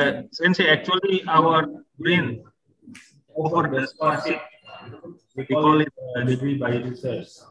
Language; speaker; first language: English; non-native, fluent; Indonesian